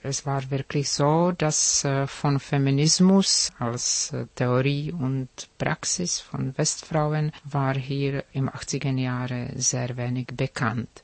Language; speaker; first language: German; non-native, fluent; Czech